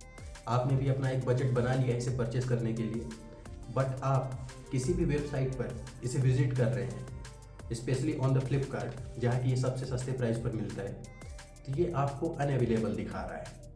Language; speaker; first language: Hindi; native; Hindi